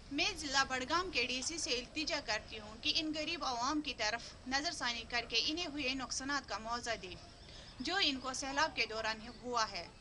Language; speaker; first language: Urdu; non-native, local second language; Kashmiri